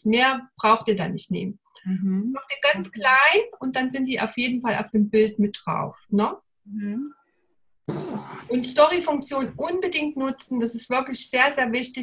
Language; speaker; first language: German; native; German